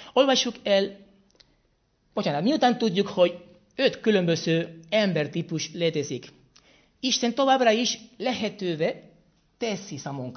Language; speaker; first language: Hungarian; non-native, fluent; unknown